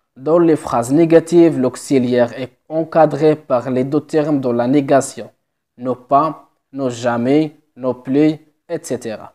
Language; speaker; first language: French; non-native, local second language; Arabic